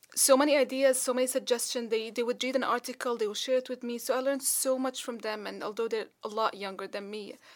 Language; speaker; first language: English; non-native, fluent; Arabic